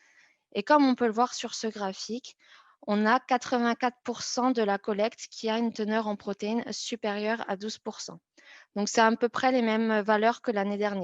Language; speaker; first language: French; native; French